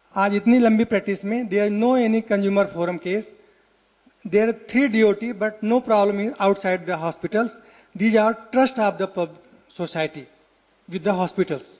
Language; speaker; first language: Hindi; native; Hindi